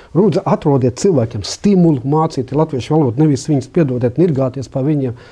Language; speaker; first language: Latvian; non-native, local second language; Russian